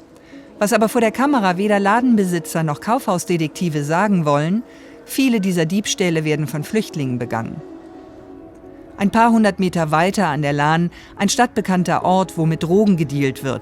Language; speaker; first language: German; native; German